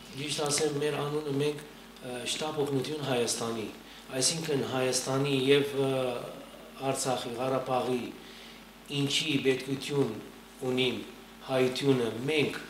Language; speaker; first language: Armenian; native; Armenian